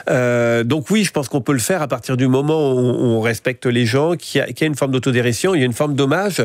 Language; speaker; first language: French; native; French